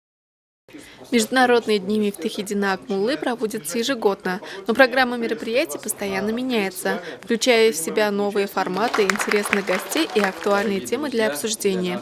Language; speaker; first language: Russian; native; Russian